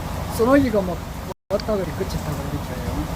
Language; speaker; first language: Korean; native; Korean